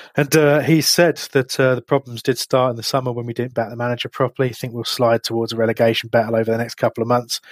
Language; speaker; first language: English; native; English